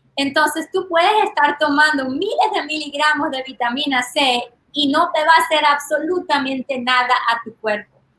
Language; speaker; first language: Spanish; early bilingual, heritage; Spanish